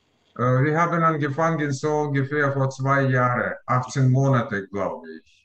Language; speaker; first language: German; non-native, learner; Russian